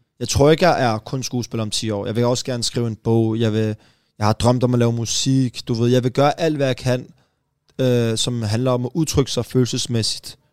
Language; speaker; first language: Danish; early bilingual, other home language; Persian